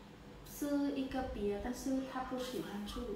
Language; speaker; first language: Chinese; non-native, learner; Vietnamese